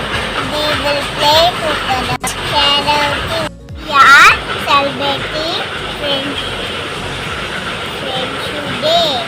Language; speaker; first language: English; non-native, local second language; Tamil